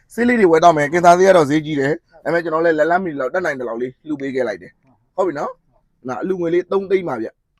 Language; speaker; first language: Burmese; native; Burmese